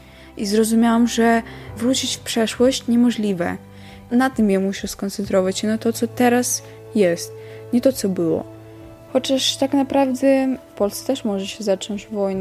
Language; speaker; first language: Polish; non-native, learner; Ukrainian